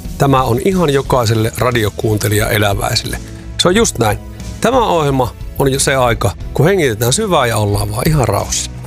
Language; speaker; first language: Finnish; native; Finnish